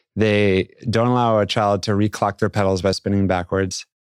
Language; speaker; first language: English; native; English